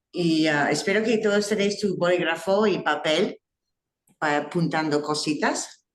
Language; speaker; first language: Spanish; non-native, fluent; English